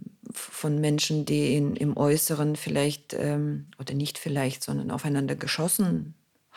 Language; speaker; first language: German; non-native, fluent; Russian